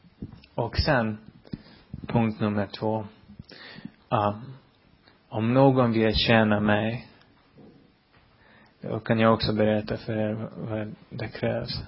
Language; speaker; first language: Swedish; non-native, fluent; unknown